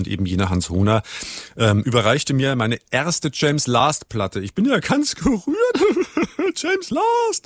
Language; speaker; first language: German; native; German